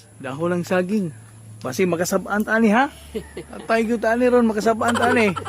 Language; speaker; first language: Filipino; non-native, local second language; Cebuano